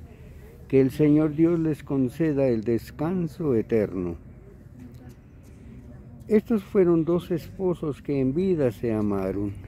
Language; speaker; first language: Spanish; native; Spanish